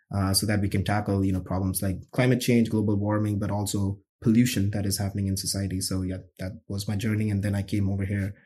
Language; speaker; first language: English; non-native, local second language; Hindi